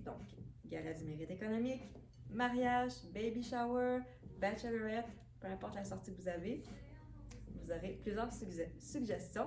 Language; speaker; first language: French; native; French